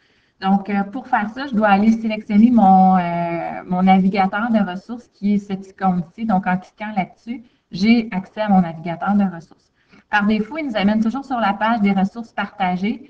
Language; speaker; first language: French; native; French